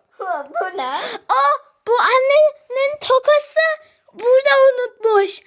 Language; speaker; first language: Turkish; early bilingual, heritage; Turkish